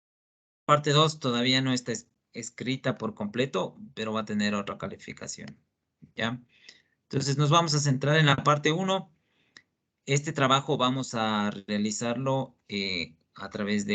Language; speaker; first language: Spanish; native; Spanish